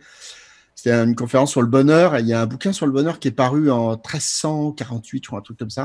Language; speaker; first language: French; native; French